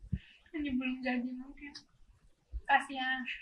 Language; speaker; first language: Indonesian; non-native, learner; Russian